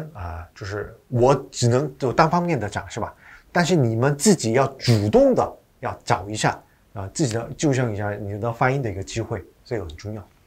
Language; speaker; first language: Chinese; non-native, fluent; Korean